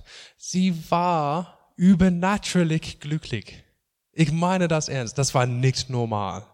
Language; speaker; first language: German; non-native, fluent; English